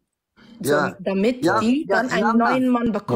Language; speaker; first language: German; non-native, fluent; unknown